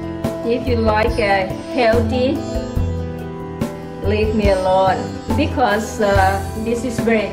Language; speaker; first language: English; non-native, learner; Thai